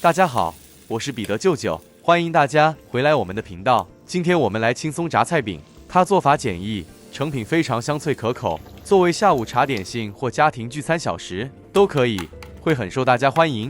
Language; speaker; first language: Chinese; native; Chinese